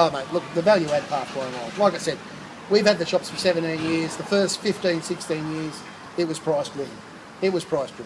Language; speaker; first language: English; native; English